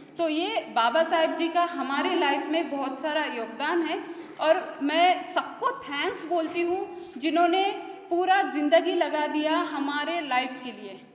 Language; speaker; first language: Hindi; non-native, local second language; Marathi